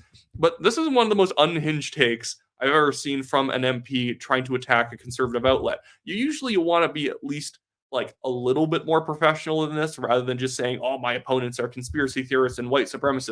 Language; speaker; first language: English; native; English